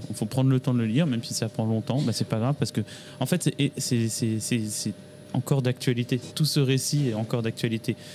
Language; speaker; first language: French; native; French